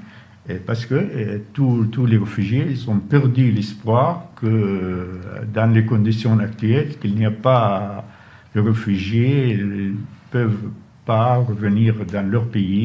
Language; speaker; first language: French; non-native, fluent; Arabic